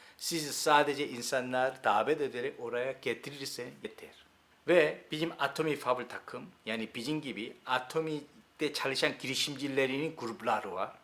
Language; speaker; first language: Turkish; non-native, learner; Korean